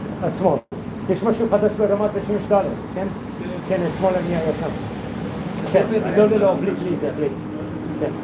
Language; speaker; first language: Hebrew; non-native, learner; English